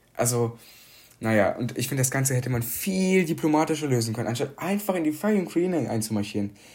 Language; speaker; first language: German; early bilingual, other home language; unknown